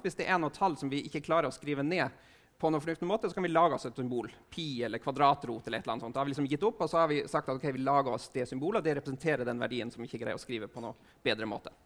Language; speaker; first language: Norwegian; native; Norwegian